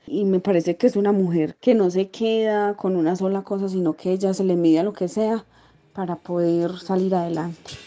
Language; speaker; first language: Spanish; native; Spanish